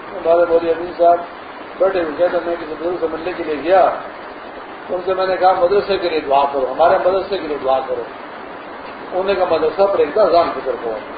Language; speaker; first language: Urdu; non-native, local second language; Pashto